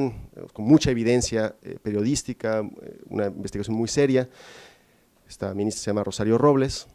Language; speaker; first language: Spanish; native; Spanish